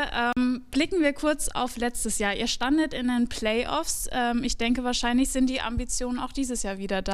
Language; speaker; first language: German; native; German